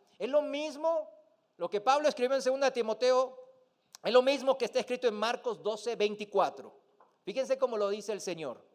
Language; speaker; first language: Spanish; non-native, fluent; Korean